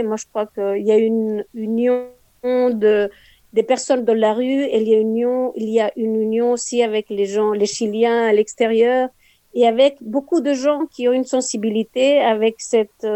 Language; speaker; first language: French; non-native, fluent; Spanish